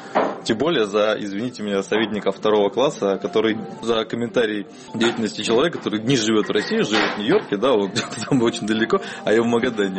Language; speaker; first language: Russian; native; Russian